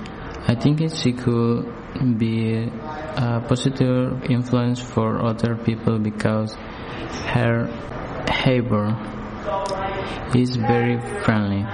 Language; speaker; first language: English; non-native, learner; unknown